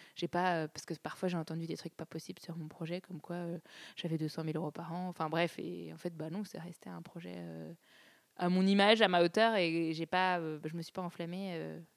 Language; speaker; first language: French; native; French